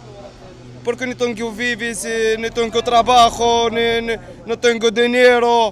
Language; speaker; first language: Spanish; non-native, learner; Arabic